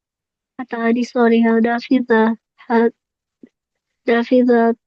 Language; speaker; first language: Arabic; non-native, learner; Urdu